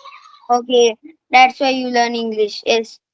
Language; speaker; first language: English; non-native, learner; Marathi